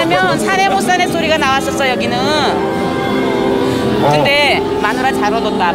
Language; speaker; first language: Korean; native; Korean